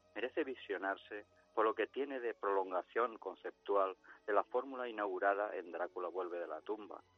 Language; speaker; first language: Spanish; non-native, local second language; Catalan